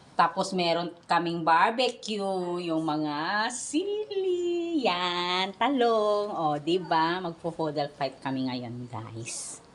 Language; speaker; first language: Filipino; non-native, local second language; Iloko